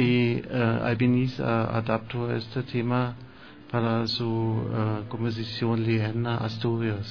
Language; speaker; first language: Spanish; non-native, learner; German